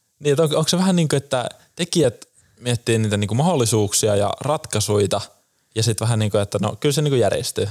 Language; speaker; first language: Finnish; native; Finnish